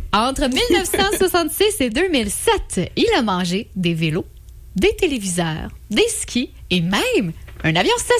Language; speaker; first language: French; native; French